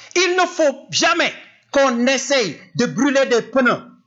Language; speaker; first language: French; non-native, local second language; Wolof